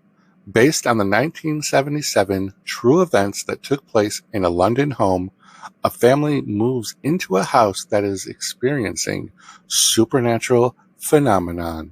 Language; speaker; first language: English; native; English